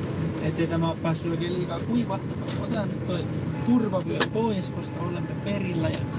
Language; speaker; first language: Finnish; native; Finnish